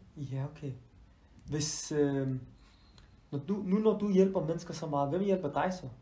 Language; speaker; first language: Danish; early bilingual, other home language; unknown